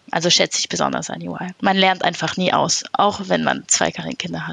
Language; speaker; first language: German; non-native, fluent; French